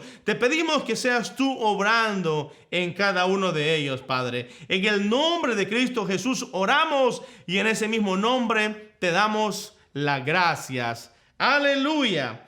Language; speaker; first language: Spanish; native; Spanish